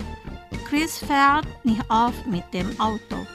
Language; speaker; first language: German; non-native, fluent; Indonesian